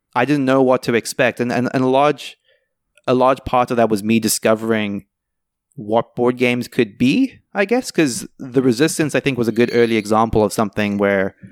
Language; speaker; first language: English; native; English